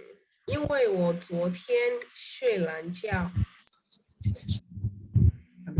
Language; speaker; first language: Chinese; non-native, learner; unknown